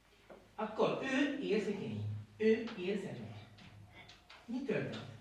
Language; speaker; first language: Hungarian; non-native, learner; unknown